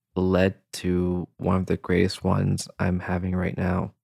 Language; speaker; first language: English; native; English